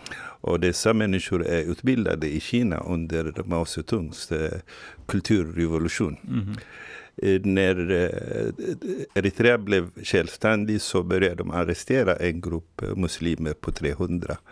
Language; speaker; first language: Swedish; non-native, fluent; Tigrinya